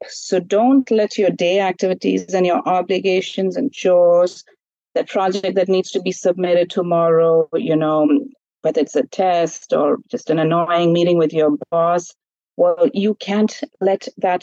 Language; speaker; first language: English; non-native, local second language; Malayalam